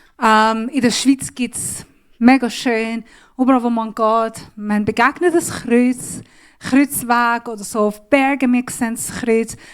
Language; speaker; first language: German; non-native, learner; Persian